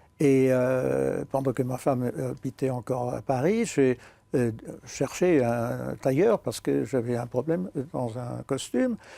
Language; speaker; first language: French; non-native, fluent; German